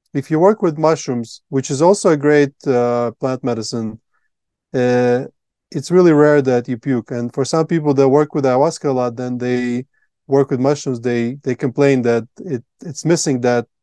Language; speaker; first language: English; non-native, fluent; Latvian